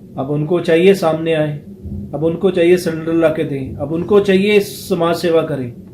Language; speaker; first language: Hindi; non-native, local second language; Punjabi